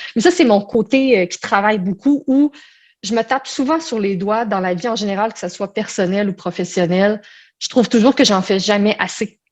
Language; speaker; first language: French; early bilingual, other home language; Portuguese